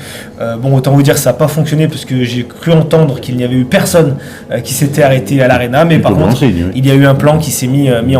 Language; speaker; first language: French; native; French